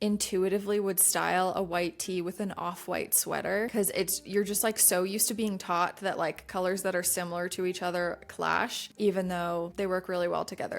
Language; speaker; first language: English; native; English